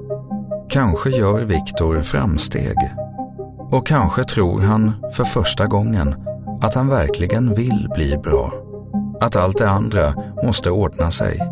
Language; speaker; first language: Swedish; native; Swedish